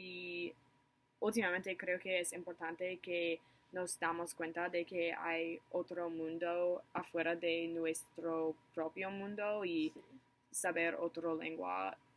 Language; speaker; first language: Spanish; non-native, learner; English